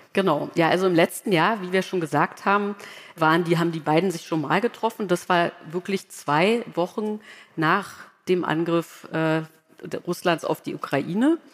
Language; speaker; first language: German; native; German